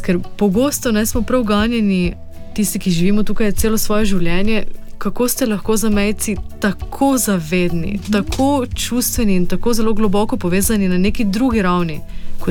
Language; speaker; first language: Slovenian; native; Slovenian